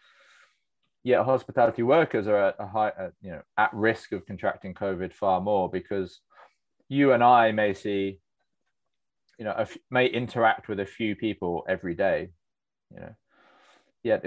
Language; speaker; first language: English; native; English